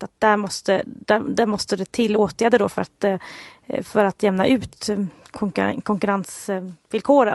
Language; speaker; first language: Swedish; native; Swedish